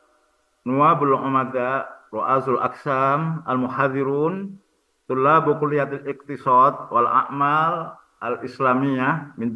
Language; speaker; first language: Arabic; non-native, fluent; Indonesian